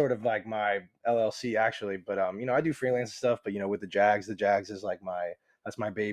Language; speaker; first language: English; native; English